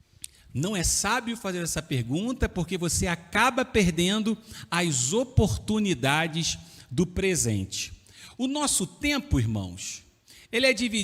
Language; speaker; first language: Portuguese; native; Portuguese